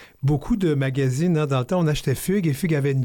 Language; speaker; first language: French; native; French